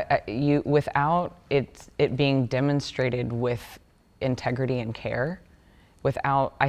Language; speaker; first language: English; native; English